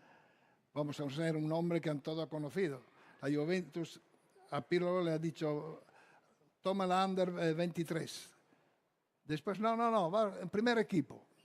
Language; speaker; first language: Spanish; non-native, fluent; Italian